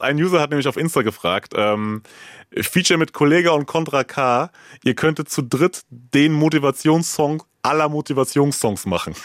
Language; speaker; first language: German; native; German